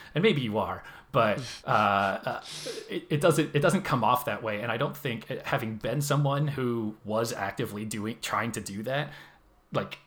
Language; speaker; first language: English; native; English